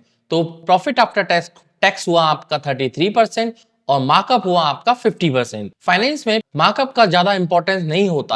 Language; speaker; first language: Hindi; native; Hindi